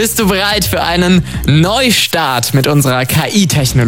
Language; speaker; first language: German; native; German